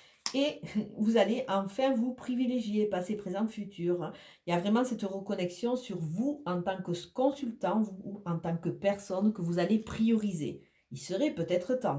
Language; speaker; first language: French; native; French